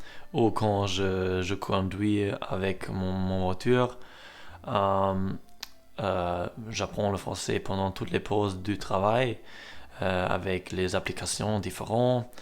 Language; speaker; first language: French; non-native, learner; German